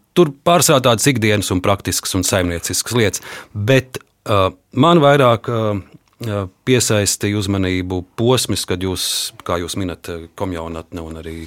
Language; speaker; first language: Latvian; native; Latvian